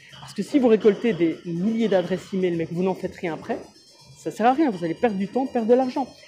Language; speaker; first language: French; native; French